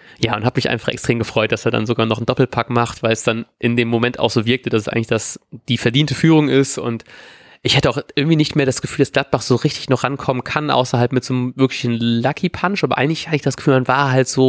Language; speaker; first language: German; native; German